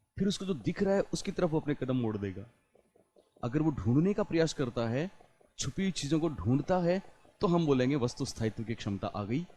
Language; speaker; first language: Hindi; native; Hindi